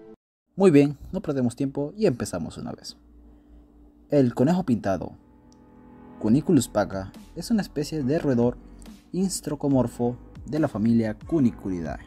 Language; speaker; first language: Spanish; native; Spanish